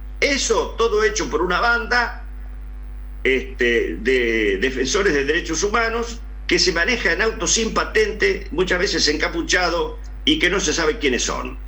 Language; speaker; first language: Spanish; native; Spanish